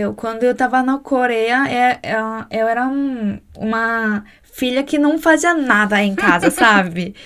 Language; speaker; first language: Portuguese; non-native, fluent; Korean